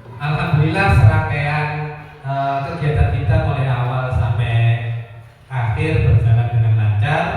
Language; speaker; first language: Indonesian; native; Indonesian